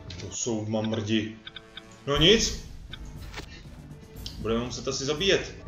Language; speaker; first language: Czech; native; Czech